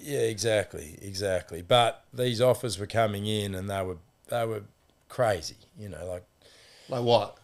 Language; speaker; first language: English; native; English